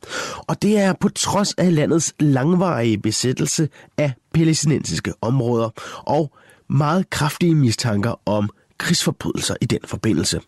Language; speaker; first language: Danish; native; Danish